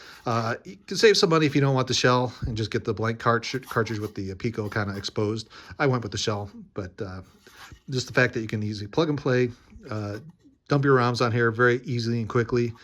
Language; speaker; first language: English; native; English